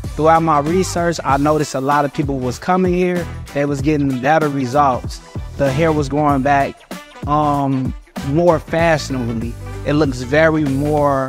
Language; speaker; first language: English; native; English